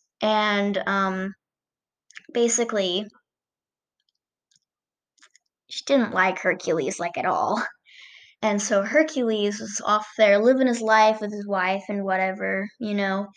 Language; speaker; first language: English; native; English